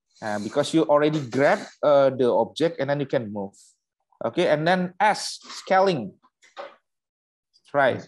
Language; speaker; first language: English; non-native, learner; Indonesian